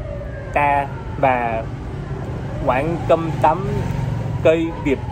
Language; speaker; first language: Vietnamese; non-native, learner; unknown